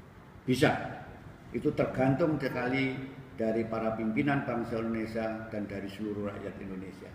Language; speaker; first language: Indonesian; native; Indonesian